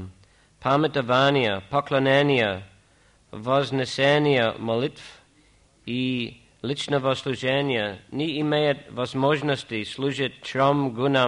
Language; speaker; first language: Russian; non-native, fluent; English